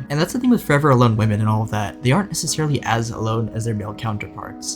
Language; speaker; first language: English; native; English